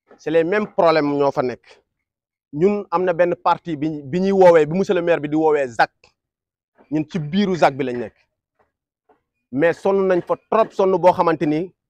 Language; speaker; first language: Wolof; non-native, local second language; Fula